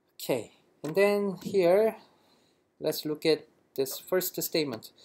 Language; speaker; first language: English; non-native, fluent; Korean